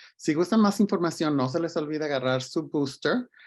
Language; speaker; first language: Spanish; early bilingual, other home language; English